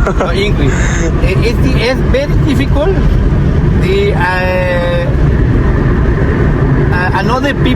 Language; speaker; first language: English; non-native, learner; Spanish